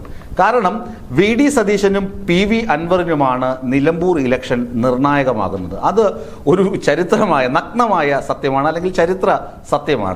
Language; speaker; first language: Malayalam; native; Malayalam